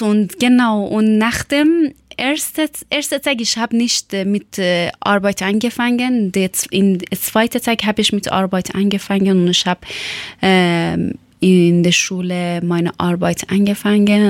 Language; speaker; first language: German; non-native, learner; Persian